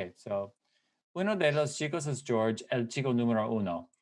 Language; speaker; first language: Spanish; non-native, fluent; English